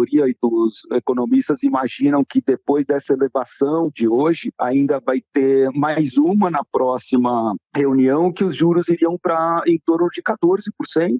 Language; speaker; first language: Portuguese; native; Portuguese